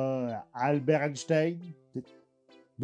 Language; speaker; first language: French; native; French